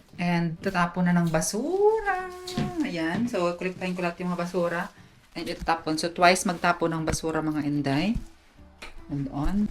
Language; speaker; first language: Filipino; non-native, local second language; Cebuano